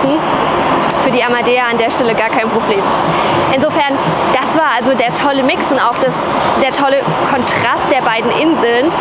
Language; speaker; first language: German; native; German